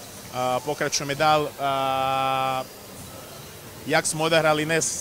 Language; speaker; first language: Czech; non-native, fluent; Croatian